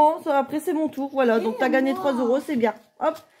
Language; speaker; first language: French; native; French